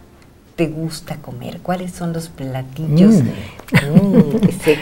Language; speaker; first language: Spanish; native; Spanish